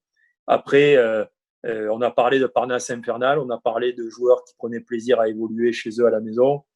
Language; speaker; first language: French; native; French